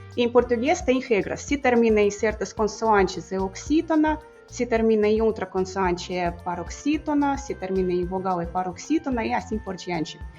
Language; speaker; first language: Portuguese; non-native, fluent; Russian